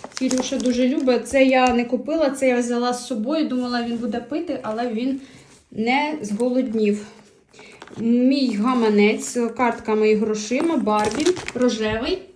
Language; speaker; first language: Ukrainian; native; Ukrainian